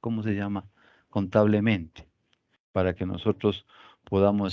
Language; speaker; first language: Spanish; native; Spanish